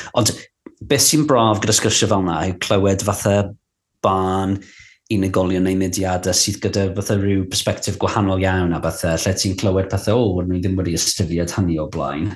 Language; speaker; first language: Welsh; non-native, local second language; English